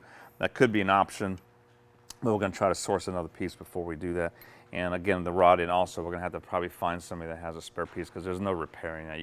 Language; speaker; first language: English; native; English